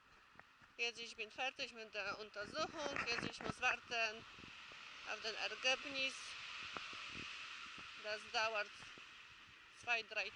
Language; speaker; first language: German; non-native, learner; Polish